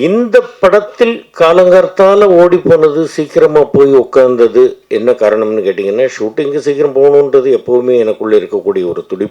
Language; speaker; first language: Tamil; native; Tamil